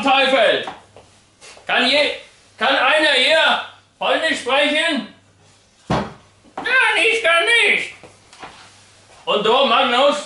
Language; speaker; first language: German; non-native, learner; Polish